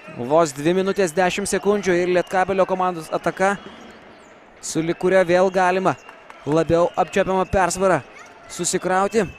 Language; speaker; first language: Lithuanian; native; Lithuanian